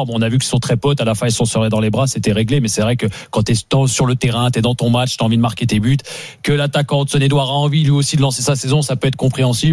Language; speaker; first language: French; native; French